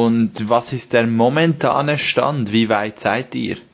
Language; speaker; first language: German; native; German